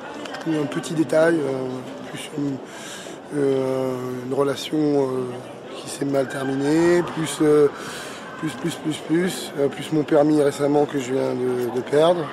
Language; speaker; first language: French; native; French